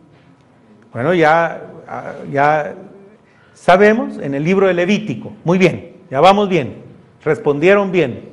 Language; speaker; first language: Spanish; native; Spanish